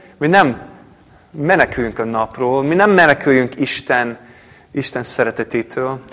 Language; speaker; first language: Hungarian; non-native, fluent; English